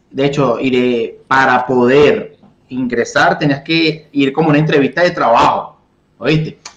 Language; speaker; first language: Spanish; native; Spanish